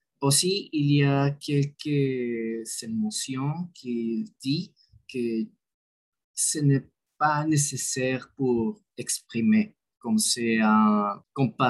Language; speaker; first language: French; non-native, learner; Spanish